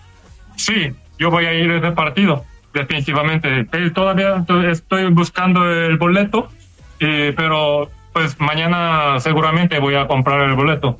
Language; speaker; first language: Spanish; non-native, learner; Korean